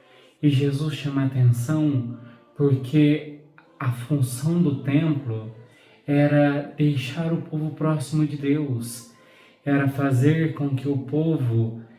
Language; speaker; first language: Portuguese; native; Portuguese